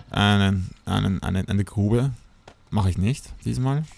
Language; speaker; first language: German; native; German